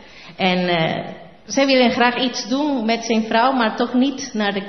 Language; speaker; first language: Dutch; non-native, learner; Spanish